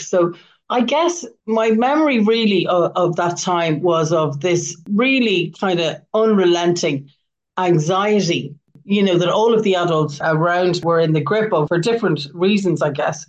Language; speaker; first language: English; native; English